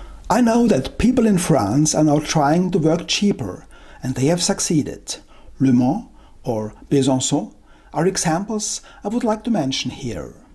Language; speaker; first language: English; non-native, fluent; German